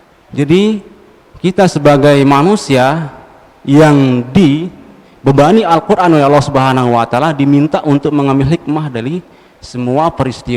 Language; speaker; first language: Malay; non-native, local second language; Sasak